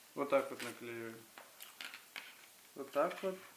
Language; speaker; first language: Russian; native; Russian